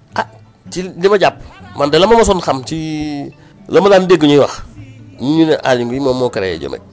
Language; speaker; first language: Wolof; native; Wolof